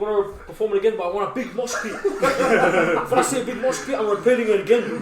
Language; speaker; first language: English; native; English